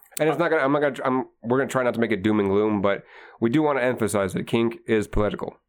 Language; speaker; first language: English; native; English